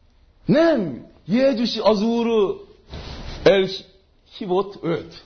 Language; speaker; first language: Hungarian; non-native, learner; Korean